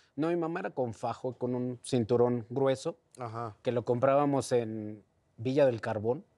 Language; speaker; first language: Spanish; native; Spanish